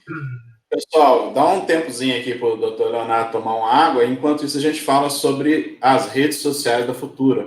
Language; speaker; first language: Portuguese; native; Portuguese